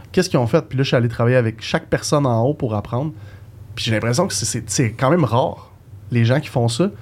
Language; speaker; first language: French; native; French